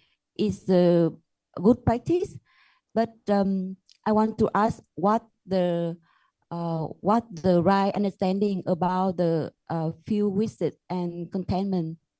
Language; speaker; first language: English; non-native, learner; Vietnamese